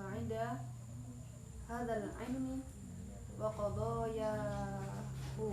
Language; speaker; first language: Arabic; non-native, fluent; Indonesian